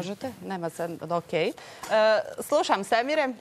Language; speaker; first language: Serbian; native; Serbian